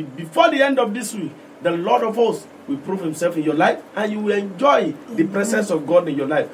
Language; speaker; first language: English; non-native, local second language; Yoruba